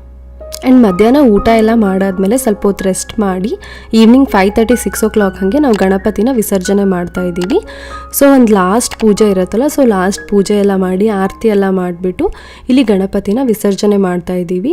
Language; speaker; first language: Kannada; native; Kannada